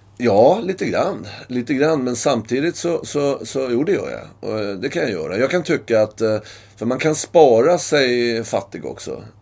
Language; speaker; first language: Swedish; native; Swedish